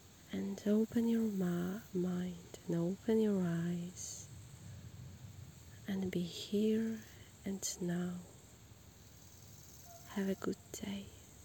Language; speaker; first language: English; non-native, fluent; Polish